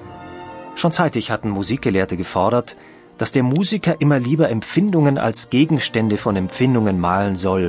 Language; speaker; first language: German; native; German